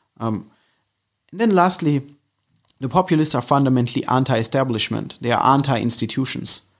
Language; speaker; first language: English; non-native, fluent; German